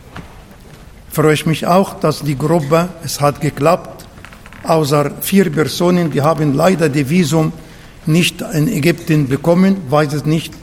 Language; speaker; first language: German; non-native, learner; Arabic